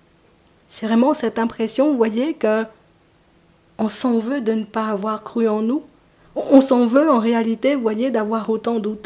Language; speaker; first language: French; native; French